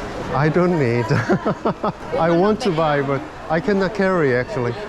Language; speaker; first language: English; non-native, learner; Korean